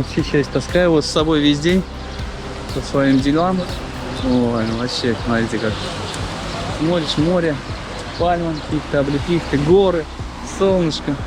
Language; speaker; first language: Russian; native; Russian